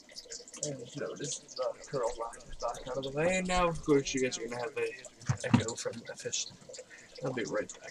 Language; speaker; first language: English; native; English